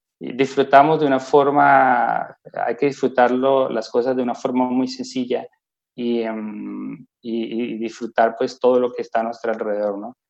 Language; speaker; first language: Spanish; native; Spanish